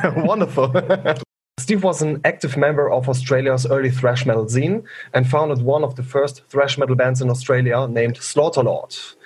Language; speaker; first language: English; non-native, fluent; German